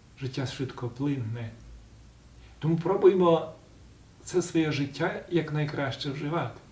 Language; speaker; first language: Ukrainian; native; Ukrainian